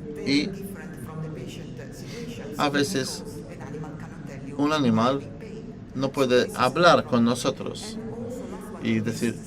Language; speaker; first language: Spanish; non-native, fluent; Italian